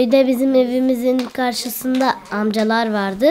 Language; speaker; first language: Turkish; early bilingual, other home language; Arabic